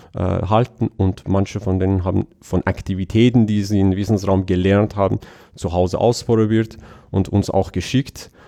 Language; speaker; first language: German; non-native, fluent; Persian